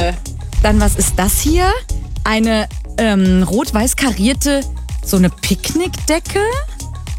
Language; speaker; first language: German; native; German